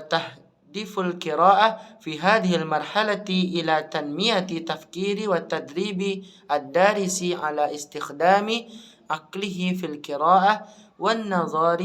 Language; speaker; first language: Arabic; non-native, learner; Indonesian